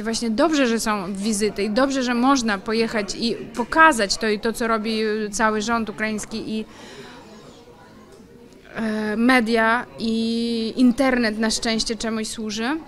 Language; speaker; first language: Polish; non-native, fluent; Ukrainian